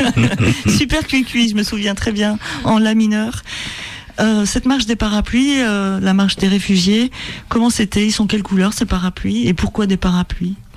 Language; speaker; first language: French; native; French